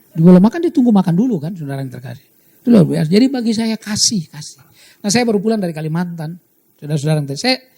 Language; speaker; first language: Indonesian; native; Indonesian